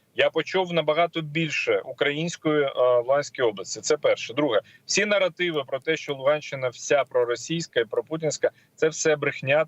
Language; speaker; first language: Ukrainian; non-native, local second language; Russian